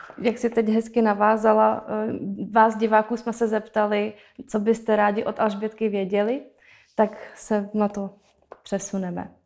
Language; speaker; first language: Czech; native; Czech